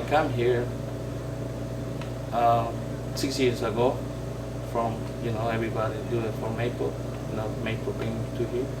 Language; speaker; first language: English; non-native, learner; Spanish